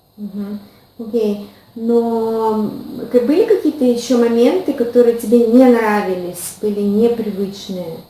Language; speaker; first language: Russian; native; Russian